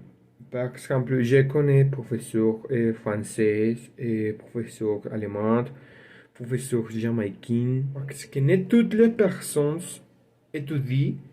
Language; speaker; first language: French; non-native, learner; Spanish